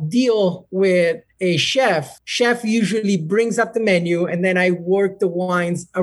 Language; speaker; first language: English; non-native, fluent; Italian